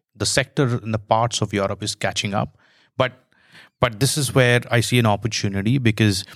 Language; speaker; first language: English; non-native, local second language; Hindi